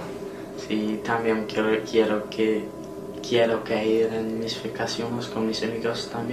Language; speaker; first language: Spanish; non-native, learner; English